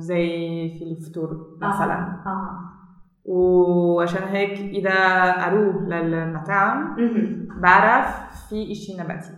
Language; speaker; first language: Arabic; non-native, learner; German